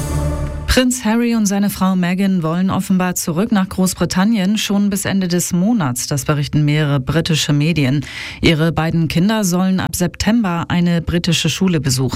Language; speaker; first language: German; native; German